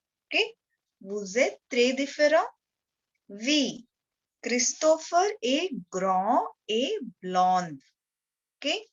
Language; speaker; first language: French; non-native, learner; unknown